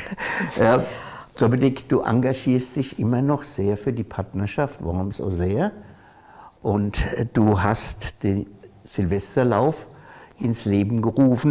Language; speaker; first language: German; native; German